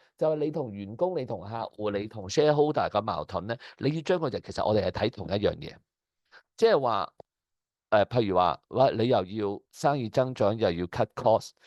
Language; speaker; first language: Cantonese; native; Cantonese